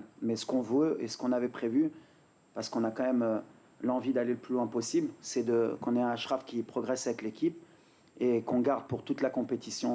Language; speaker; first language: French; native; French